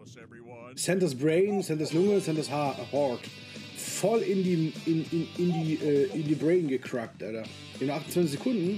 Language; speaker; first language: German; native; German